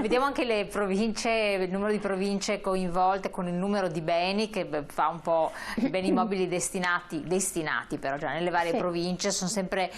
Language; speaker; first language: Italian; native; Italian